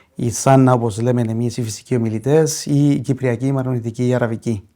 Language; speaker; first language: Greek; non-native, local second language; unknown